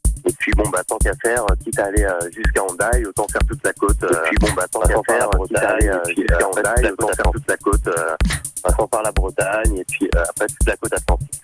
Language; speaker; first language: French; native; French